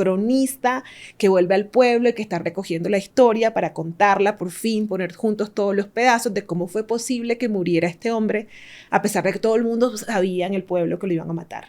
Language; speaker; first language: Spanish; native; Spanish